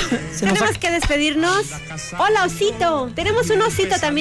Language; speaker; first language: Spanish; native; Spanish